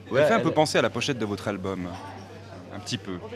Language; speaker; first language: French; native; French